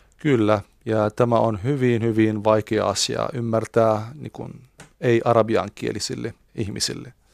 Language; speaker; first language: Finnish; non-native, fluent; Arabic